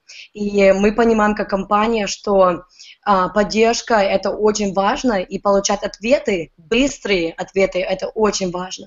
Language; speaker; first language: Russian; early bilingual, heritage; Russian